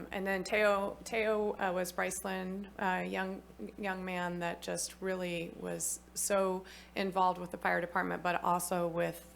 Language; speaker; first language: English; native; English